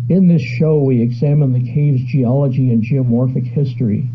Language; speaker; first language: English; native; English